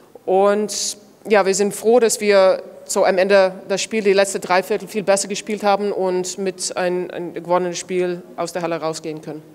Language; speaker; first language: German; non-native, fluent; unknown